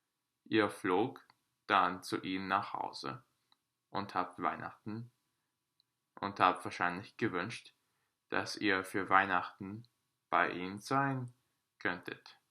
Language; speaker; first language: German; non-native, learner; English